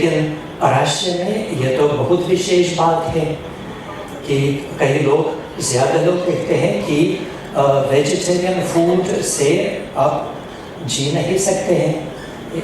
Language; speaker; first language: Hindi; non-native, fluent; Russian